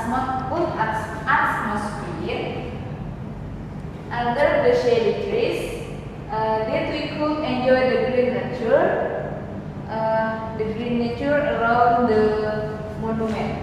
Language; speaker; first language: English; non-native, learner; Indonesian